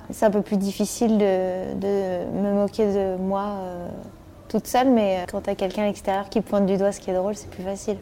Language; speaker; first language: French; native; French